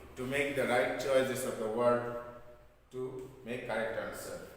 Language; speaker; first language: English; non-native, local second language; Bangla